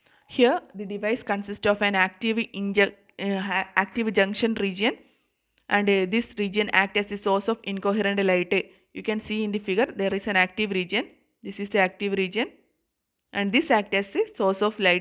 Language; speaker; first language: English; non-native, local second language; Malayalam